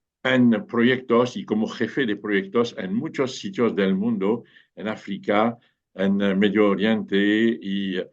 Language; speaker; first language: Spanish; non-native, fluent; French